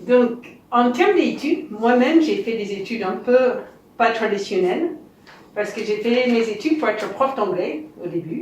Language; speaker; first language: French; non-native, fluent; English